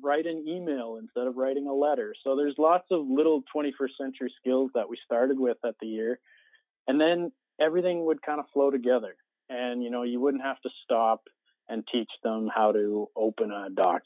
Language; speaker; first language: English; native; English